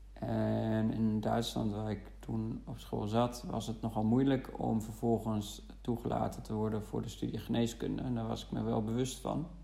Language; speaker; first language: Dutch; non-native, fluent; German